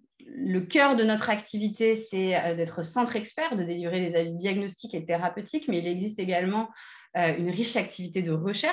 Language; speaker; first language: French; native; French